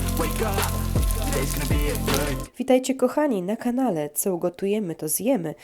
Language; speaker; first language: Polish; native; Polish